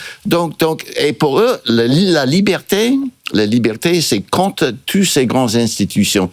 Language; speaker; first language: French; non-native, fluent; English